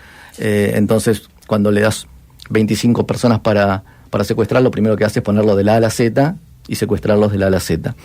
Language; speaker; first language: Spanish; native; Spanish